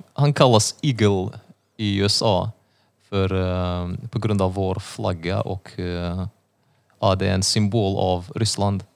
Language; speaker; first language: Swedish; non-native, fluent; Russian